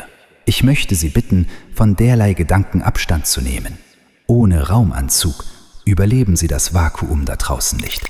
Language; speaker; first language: German; native; German